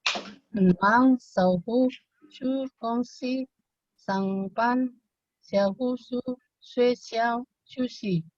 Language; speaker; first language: Chinese; non-native, learner; Indonesian